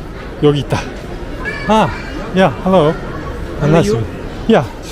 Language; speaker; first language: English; non-native, learner; Korean